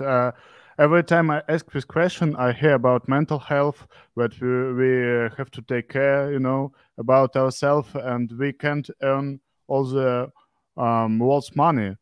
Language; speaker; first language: English; non-native, fluent; Russian